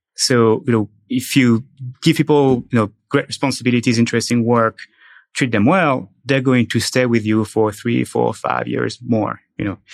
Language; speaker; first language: English; non-native, fluent; French